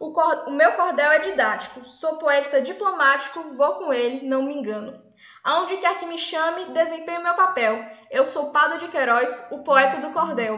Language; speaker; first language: Portuguese; native; Portuguese